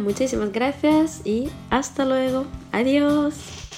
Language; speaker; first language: Spanish; non-native, fluent; Russian